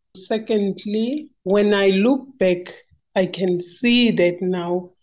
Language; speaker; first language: English; non-native, local second language; Northern Sotho